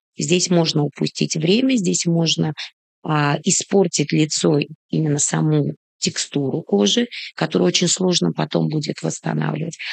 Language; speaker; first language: Russian; native; Russian